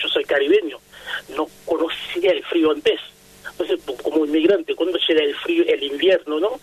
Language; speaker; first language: Spanish; non-native, fluent; Haitian Creole